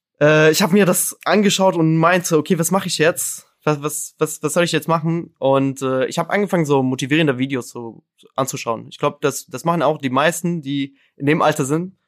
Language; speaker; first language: German; non-native, fluent; Arabic